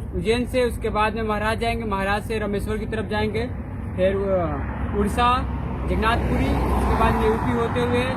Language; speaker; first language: Hindi; native; Hindi